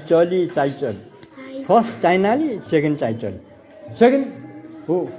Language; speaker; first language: Chinese; non-native, learner; Nepali